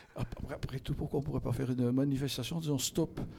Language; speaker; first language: French; native; French